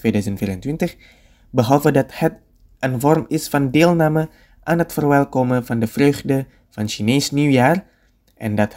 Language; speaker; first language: Dutch; non-native, fluent; Indonesian